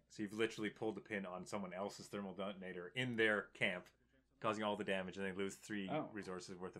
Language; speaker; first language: English; native; English